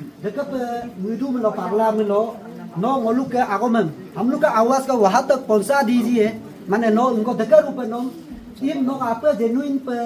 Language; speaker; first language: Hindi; non-native, local second language; Adi